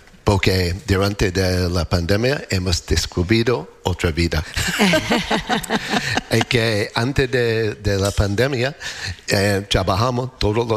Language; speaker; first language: Spanish; non-native, learner; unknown